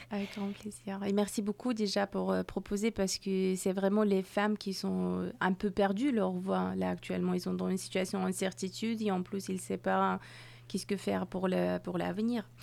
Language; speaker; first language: French; non-native, fluent; Persian